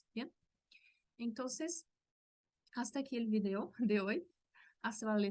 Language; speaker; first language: Spanish; non-native, fluent; Portuguese